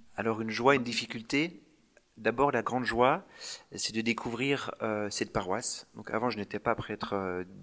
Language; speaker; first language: French; native; French